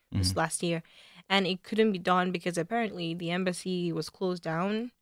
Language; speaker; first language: English; non-native, local second language; Igbo